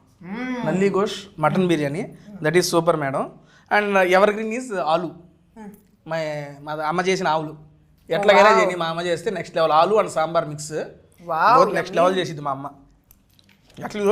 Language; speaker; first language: Telugu; native; Telugu